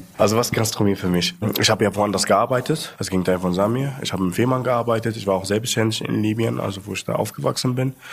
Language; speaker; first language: German; non-native, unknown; Arabic